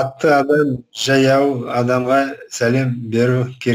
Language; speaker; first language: Kazakh; non-native, local second language; Russian